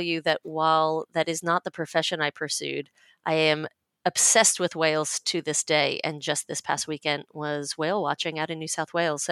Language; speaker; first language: English; native; English